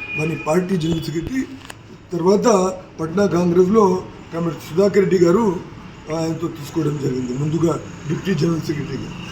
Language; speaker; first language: Telugu; non-native, local second language; Urdu